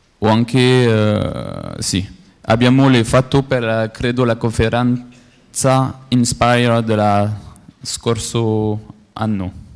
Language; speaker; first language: Italian; non-native, learner; French